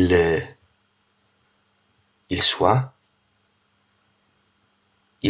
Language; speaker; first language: French; non-native, learner; Danish